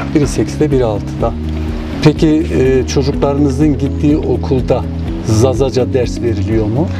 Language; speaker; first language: Turkish; non-native, local second language; Zaza